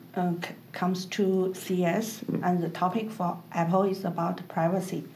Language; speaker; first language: English; non-native, learner; Chinese